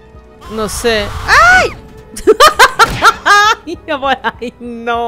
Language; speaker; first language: Spanish; native; Spanish